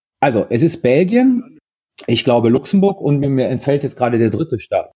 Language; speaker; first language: German; early bilingual, other home language; Italian